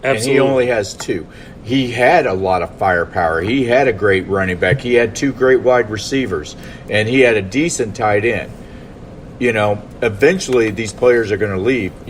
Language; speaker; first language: English; native; English